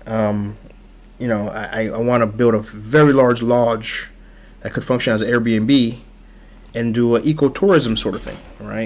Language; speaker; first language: English; early bilingual, other home language; Haitian Creole